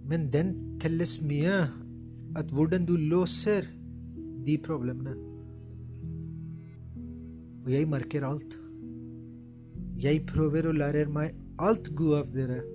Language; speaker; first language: Norwegian; non-native, fluent; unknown